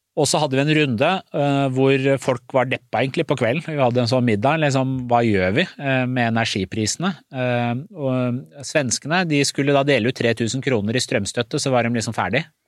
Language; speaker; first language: Norwegian; early bilingual, other home language; Persian